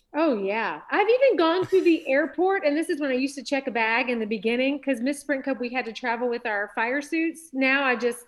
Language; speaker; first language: English; native; English